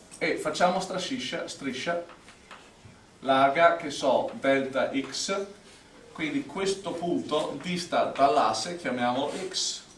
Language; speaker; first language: Italian; non-native, fluent; English